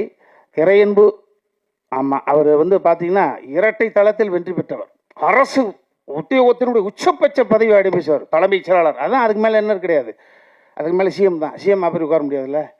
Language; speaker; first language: Tamil; native; Tamil